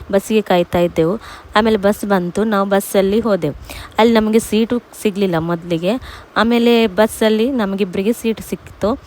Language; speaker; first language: Kannada; non-native, local second language; Tulu